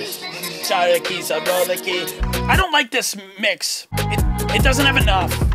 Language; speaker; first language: English; native; English